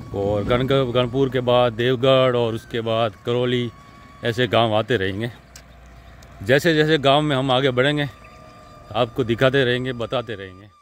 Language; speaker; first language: Hindi; non-native, local second language; Gujarati